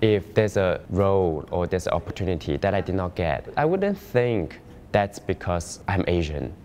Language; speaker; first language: English; non-native, fluent; Chinese